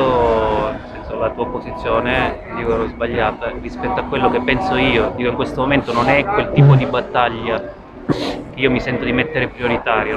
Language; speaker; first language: Italian; native; Italian